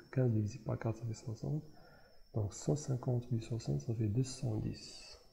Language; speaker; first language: French; non-native, local second language; Arabic